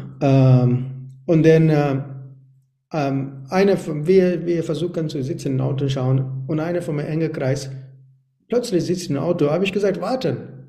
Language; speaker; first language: German; non-native, learner; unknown